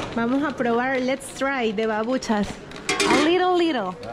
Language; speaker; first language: English; non-native, fluent; Spanish